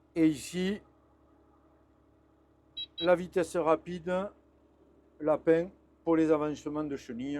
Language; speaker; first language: French; native; French